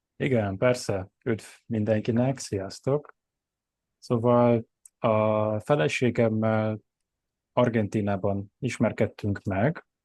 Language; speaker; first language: Hungarian; native; Hungarian